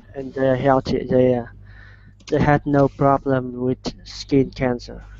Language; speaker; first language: English; non-native, fluent; Chinese